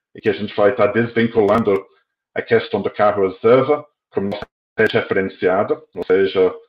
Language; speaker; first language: Portuguese; non-native, fluent; English